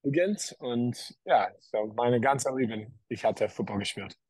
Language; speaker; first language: German; non-native, learner; English